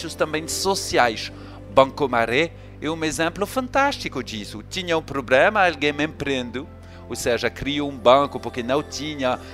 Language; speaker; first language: Portuguese; non-native, fluent; French